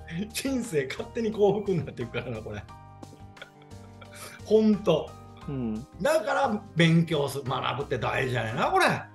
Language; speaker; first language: Japanese; native; Japanese